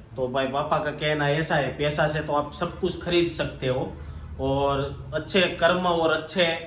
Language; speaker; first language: Hindi; non-native, local second language; Gujarati